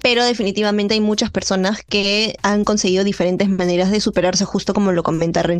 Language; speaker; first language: Spanish; native; Spanish